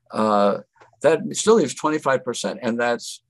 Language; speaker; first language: English; native; English